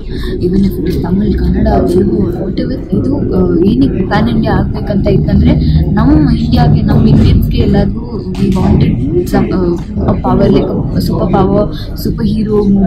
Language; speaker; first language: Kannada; non-native, local second language; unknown